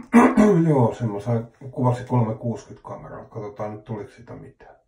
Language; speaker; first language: Finnish; native; Finnish